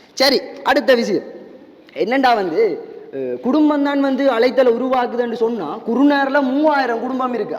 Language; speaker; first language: Tamil; native; Tamil